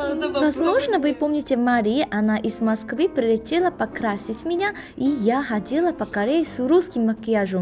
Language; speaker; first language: Russian; non-native, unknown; Korean